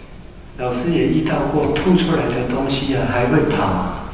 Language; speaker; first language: Chinese; native; Chinese